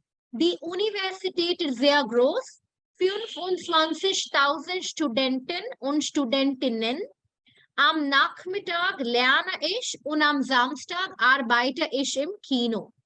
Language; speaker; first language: German; non-native, fluent; Hindi